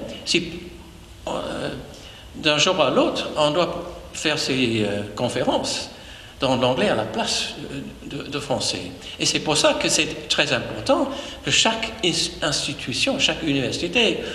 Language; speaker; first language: French; non-native, fluent; English